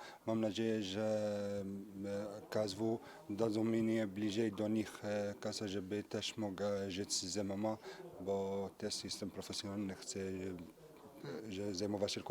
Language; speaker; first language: Polish; early bilingual, heritage; French